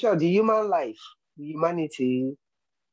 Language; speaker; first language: English; non-native, local second language; Yoruba